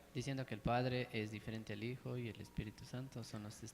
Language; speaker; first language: Spanish; native; Spanish